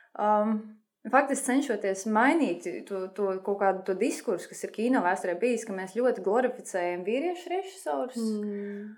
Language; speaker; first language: Latvian; native; Latvian